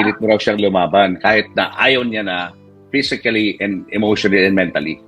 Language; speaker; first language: Filipino; native; Filipino